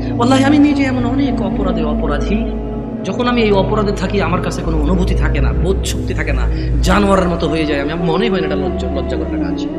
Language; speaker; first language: Bangla; early bilingual, heritage; Bangla